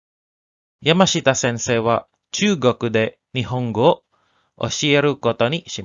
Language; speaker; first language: Japanese; non-native, learner; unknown